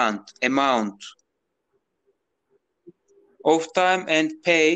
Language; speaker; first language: English; non-native, learner; Turkish